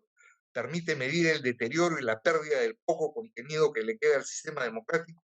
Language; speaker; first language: Spanish; native; Spanish